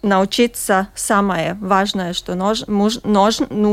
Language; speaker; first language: Russian; non-native, local second language; Latvian